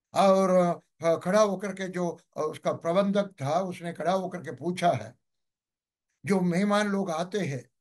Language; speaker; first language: Hindi; non-native, local second language; Malayalam